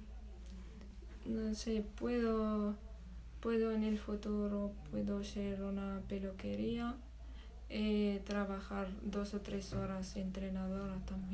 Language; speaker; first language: Spanish; non-native, learner; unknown